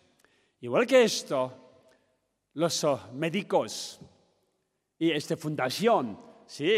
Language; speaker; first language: Spanish; non-native, learner; Tibetan